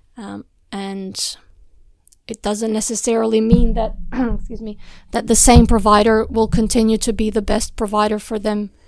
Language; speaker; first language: English; non-native, fluent; Albanian